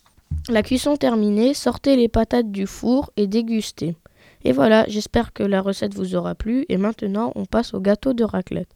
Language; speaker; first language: French; native; French